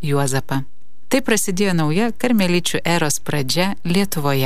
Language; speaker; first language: Lithuanian; native; Lithuanian